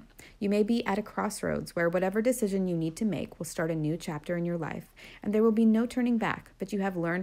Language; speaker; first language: English; native; English